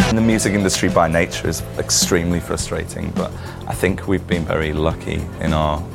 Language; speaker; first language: English; native; English